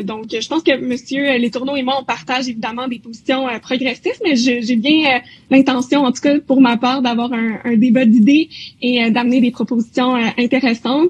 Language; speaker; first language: French; native; French